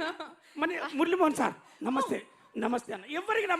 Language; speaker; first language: Telugu; native; Telugu